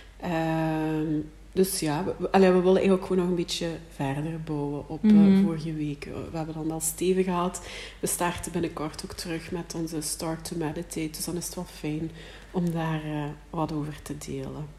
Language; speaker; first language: Dutch; native; Dutch